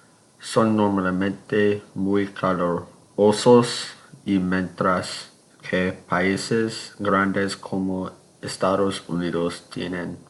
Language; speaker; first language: Spanish; non-native, learner; English